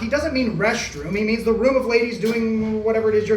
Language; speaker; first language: English; native; English